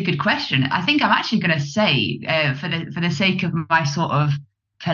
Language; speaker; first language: English; native; English